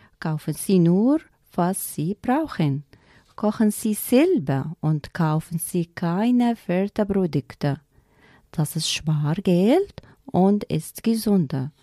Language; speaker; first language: German; non-native, learner; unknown